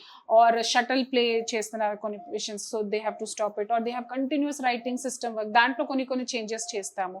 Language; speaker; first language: Telugu; non-native, local second language; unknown